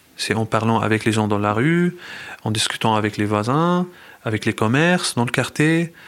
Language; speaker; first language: French; non-native, fluent; Arabic